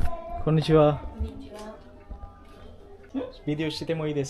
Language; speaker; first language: Japanese; non-native, learner; Sinhala